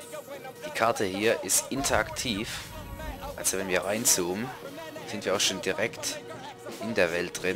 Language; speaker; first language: German; native; German